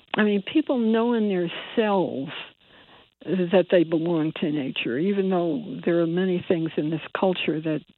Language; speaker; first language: English; native; English